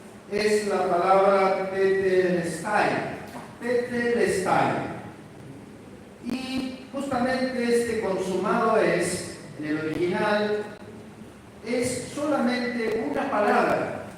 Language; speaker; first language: Spanish; native; Spanish